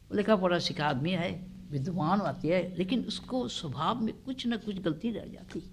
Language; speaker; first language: Hindi; non-native, local second language; Bangla